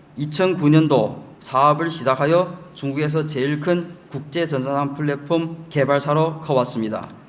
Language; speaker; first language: Korean; early bilingual, heritage; Chinese